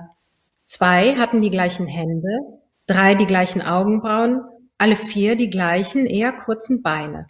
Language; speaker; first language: German; early bilingual, other home language; Persian